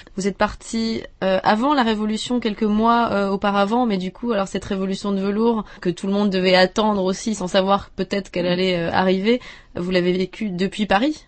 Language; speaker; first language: French; native; French